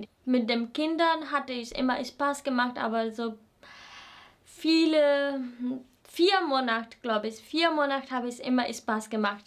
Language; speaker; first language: German; non-native, fluent; Nepali